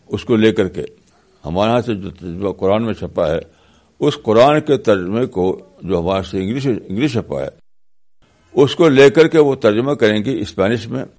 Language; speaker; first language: Urdu; native; Urdu